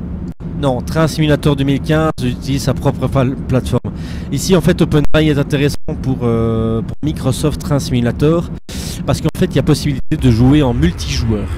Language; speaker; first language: French; native; French